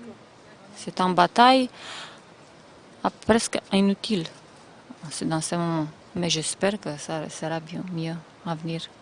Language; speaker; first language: French; non-native, fluent; Romanian